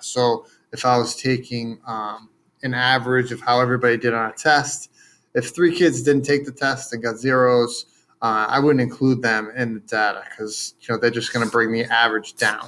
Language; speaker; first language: English; native; English